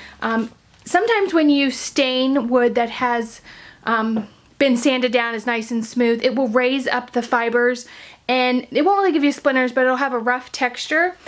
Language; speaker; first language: English; native; English